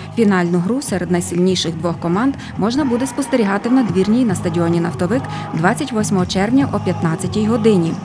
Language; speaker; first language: Ukrainian; native; Ukrainian